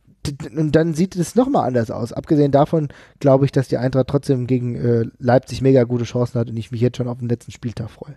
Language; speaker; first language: German; native; German